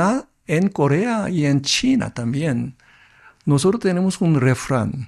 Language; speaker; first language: Spanish; non-native, fluent; Korean